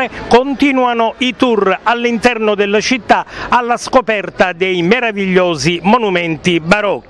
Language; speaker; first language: Italian; native; Italian